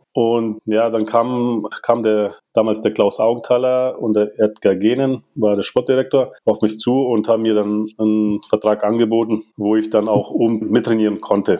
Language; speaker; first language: German; early bilingual, other home language; Russian